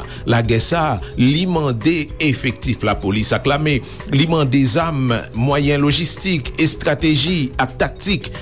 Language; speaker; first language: French; non-native, local second language; Haitian Creole